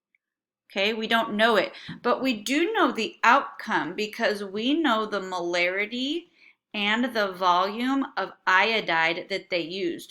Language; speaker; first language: English; native; English